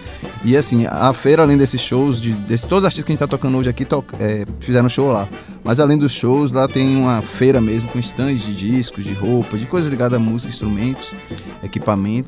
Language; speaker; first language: Portuguese; native; Portuguese